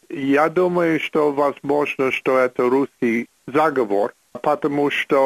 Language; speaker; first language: Russian; non-native, fluent; English